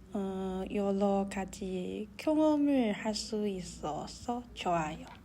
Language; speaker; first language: Korean; non-native, fluent; Chinese